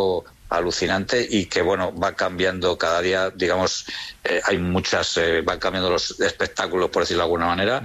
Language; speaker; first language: Spanish; native; Spanish